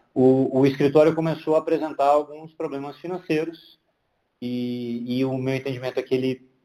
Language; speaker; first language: Portuguese; native; Portuguese